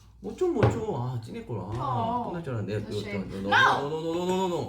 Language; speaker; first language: Korean; native; Korean